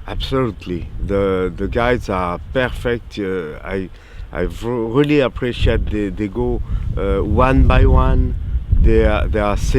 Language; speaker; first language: English; non-native, learner; French